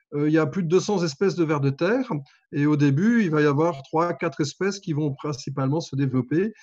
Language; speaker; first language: French; native; French